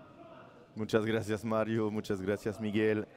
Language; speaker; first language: Spanish; non-native, learner; French